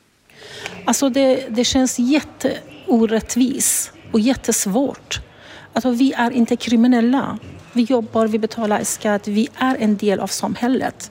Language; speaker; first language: Swedish; non-native, learner; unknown